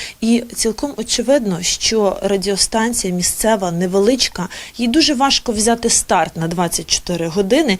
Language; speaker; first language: Ukrainian; native; Ukrainian